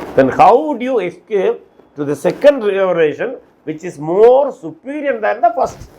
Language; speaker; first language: English; non-native, local second language; Tamil